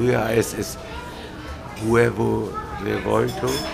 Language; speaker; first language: Spanish; non-native, learner; German